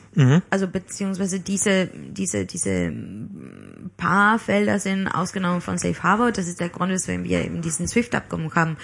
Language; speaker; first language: German; non-native, fluent; Spanish